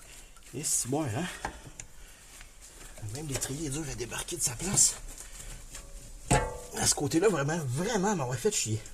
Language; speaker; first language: French; native; French